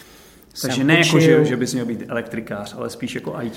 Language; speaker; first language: Czech; native; Czech